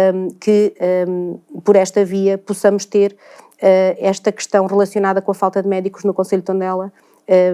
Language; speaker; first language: Portuguese; native; Portuguese